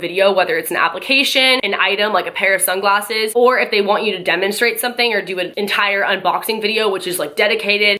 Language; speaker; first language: English; native; English